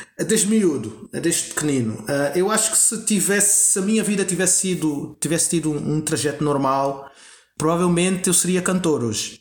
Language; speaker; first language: Portuguese; native; Portuguese